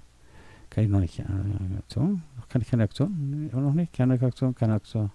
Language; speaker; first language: German; native; German